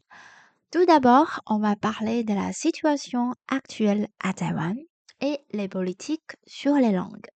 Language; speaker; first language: French; non-native, fluent; Chinese